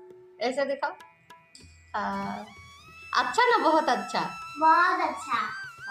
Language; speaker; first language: Hindi; non-native, local second language; Bangla